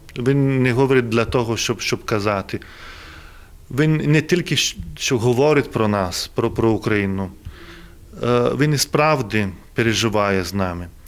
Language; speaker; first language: Ukrainian; non-native, fluent; Lithuanian